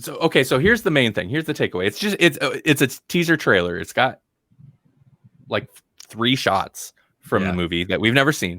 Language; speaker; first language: English; native; English